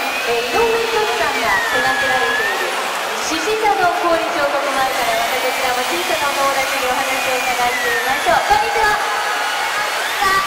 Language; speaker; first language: Japanese; native; Japanese